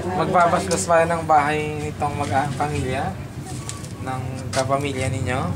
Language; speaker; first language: Filipino; non-native, local second language; Hiligaynon